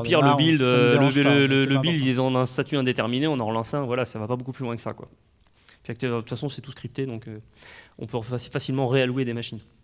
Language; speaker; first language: French; native; French